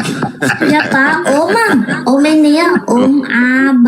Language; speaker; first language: Indonesian; non-native, learner; Vietnamese